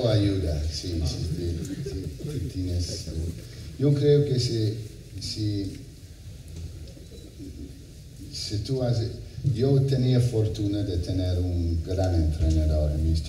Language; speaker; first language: Spanish; non-native, fluent; English